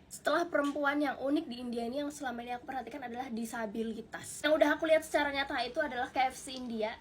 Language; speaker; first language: Indonesian; native; Indonesian